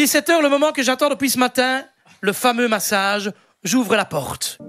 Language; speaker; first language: French; native; French